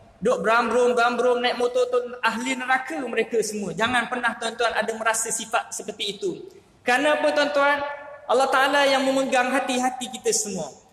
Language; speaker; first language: Malay; native; Malay